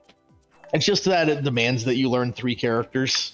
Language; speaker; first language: English; native; English